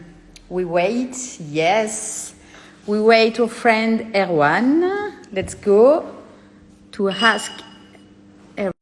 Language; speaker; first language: English; non-native, learner; French